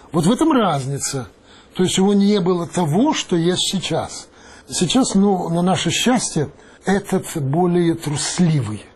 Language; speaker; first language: Russian; non-native, local second language; Ukrainian